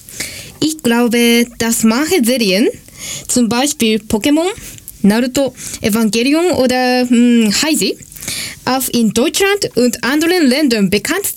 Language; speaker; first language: German; non-native, fluent; Japanese